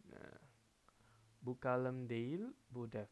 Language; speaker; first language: Turkish; non-native, fluent; Indonesian